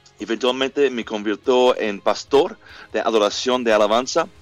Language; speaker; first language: Spanish; non-native, learner; English